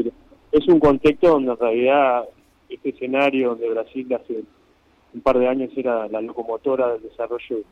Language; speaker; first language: Spanish; native; Spanish